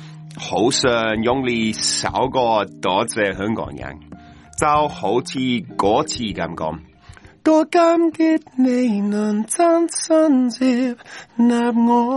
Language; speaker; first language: Cantonese; non-native, learner; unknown